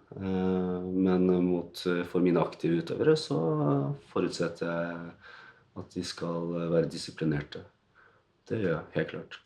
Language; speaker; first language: Norwegian; native; Norwegian